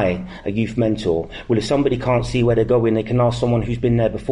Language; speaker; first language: English; native; English